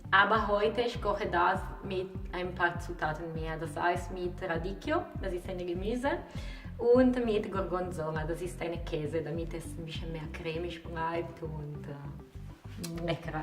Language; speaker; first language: German; non-native, fluent; Italian